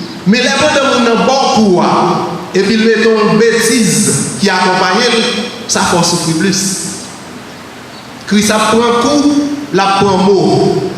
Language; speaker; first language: French; non-native, learner; Haitian Creole